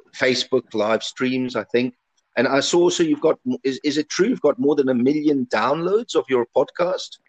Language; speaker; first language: English; early bilingual, other home language; Italian